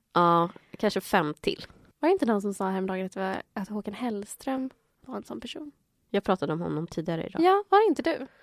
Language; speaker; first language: Swedish; early bilingual, other home language; Spanish